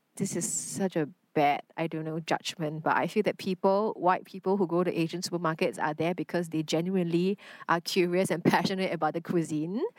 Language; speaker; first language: English; non-native, local second language; Chinese